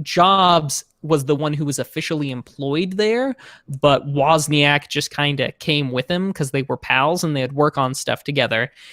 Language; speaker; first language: English; native; English